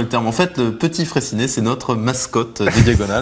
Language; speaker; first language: French; native; French